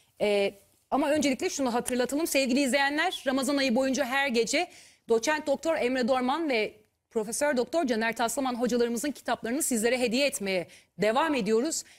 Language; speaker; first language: Turkish; native; Turkish